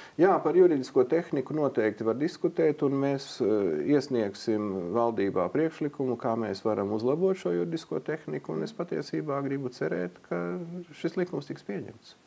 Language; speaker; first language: Latvian; native; Latvian